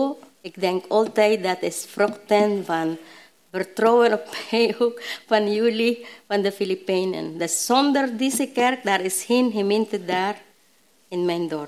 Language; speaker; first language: Dutch; non-native, learner; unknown